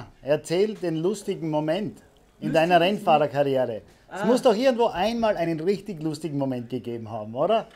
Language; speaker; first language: German; native; German